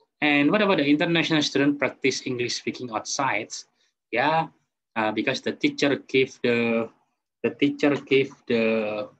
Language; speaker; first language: English; non-native, fluent; Indonesian